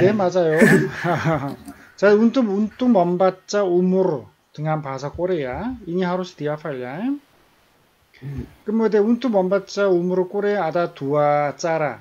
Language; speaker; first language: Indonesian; non-native, fluent; Korean